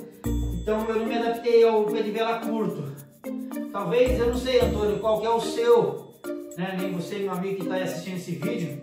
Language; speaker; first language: Portuguese; native; Portuguese